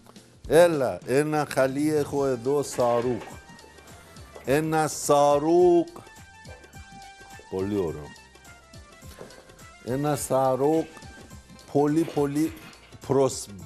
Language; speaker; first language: Greek; non-native, learner; Persian